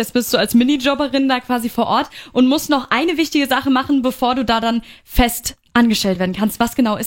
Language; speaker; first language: German; native; German